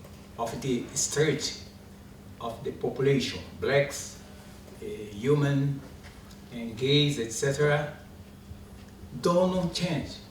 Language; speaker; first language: English; non-native, learner; Portuguese